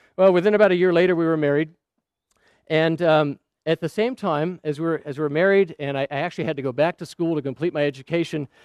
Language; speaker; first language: English; native; English